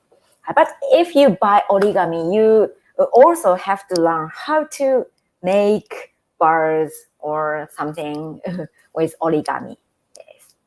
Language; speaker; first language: English; non-native, fluent; Japanese